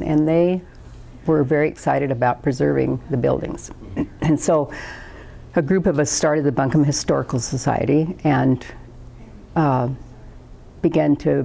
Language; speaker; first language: English; native; English